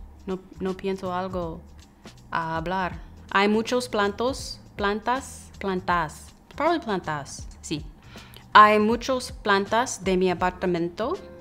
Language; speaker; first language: Spanish; non-native, learner; English